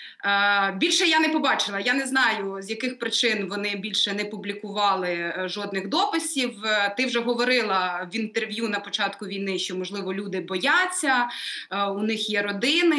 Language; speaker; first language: Ukrainian; native; Ukrainian